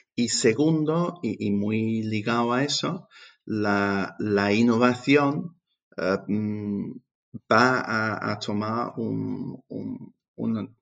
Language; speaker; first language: Spanish; non-native, fluent; English